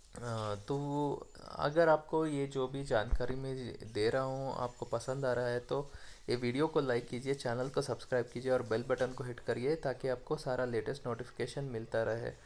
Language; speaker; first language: Hindi; non-native, local second language; Kannada